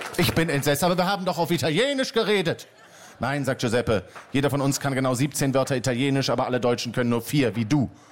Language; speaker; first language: German; native; German